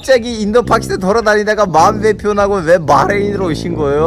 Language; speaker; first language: Korean; non-native, fluent; Turkish